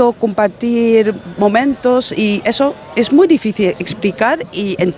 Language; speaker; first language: Spanish; non-native, fluent; Dutch